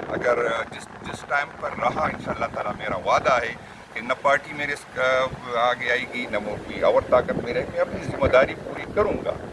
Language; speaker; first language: Urdu; non-native, local second language; Pashto